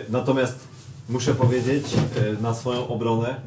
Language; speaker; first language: Polish; native; Polish